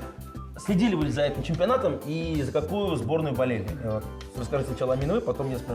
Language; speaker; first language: Russian; native; Russian